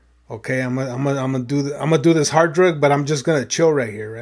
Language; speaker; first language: English; early bilingual, other home language; Spanish